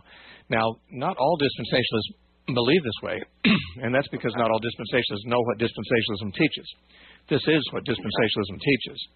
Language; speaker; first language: English; native; English